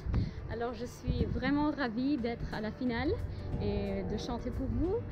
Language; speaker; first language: French; non-native, fluent; German